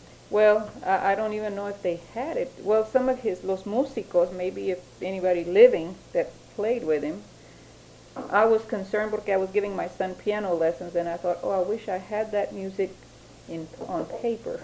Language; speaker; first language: English; early bilingual, other home language; Spanish